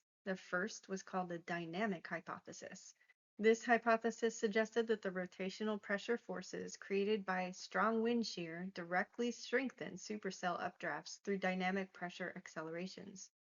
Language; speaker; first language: English; native; English